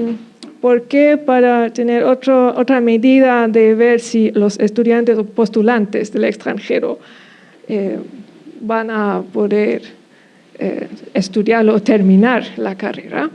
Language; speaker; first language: Spanish; non-native, fluent; German